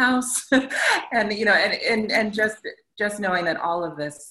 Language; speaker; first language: English; native; English